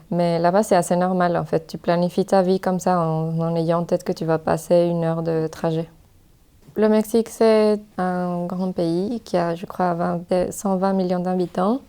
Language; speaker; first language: French; non-native, fluent; Spanish